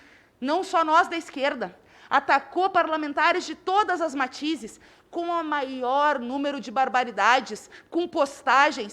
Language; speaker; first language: Portuguese; native; Portuguese